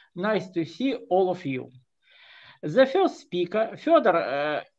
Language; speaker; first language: English; non-native, fluent; Russian